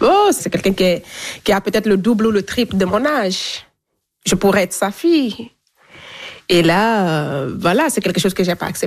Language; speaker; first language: French; non-native, local second language; Fula